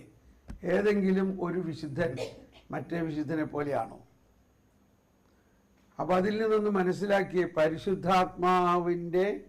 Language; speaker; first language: Malayalam; native; Malayalam